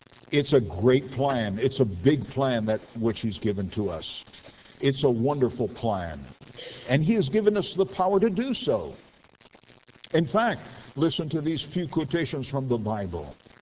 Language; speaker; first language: English; non-native, fluent; French